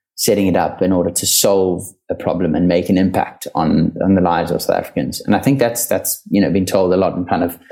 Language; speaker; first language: English; native; English